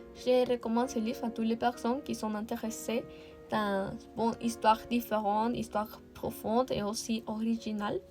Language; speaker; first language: French; non-native, learner; Spanish